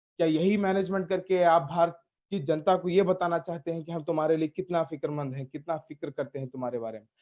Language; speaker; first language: Hindi; native; Hindi